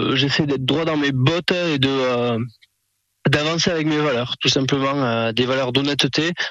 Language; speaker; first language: French; native; French